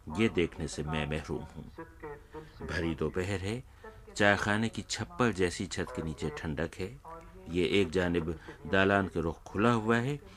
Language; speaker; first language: Urdu; native; Urdu